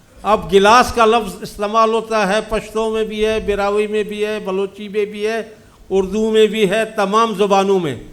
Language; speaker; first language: Urdu; non-native, local second language; Brahui